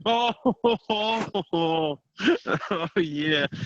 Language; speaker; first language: English; non-native, learner; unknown